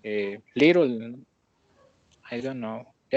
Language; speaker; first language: English; non-native, learner; Spanish